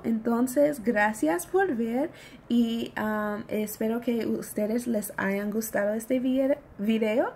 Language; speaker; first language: Spanish; non-native, learner; English